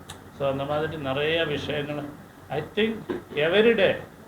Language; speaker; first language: Tamil; non-native, learner; Malayalam